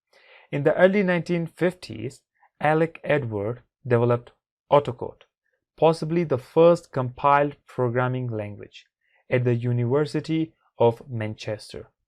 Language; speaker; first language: English; non-native, fluent; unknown